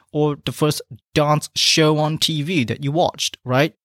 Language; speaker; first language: English; non-native, local second language; Chinese